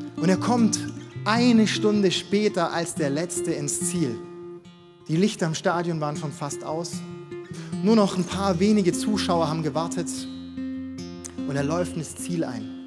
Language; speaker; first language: German; native; German